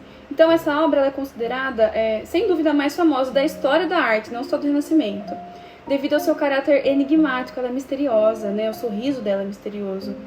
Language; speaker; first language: Portuguese; native; Portuguese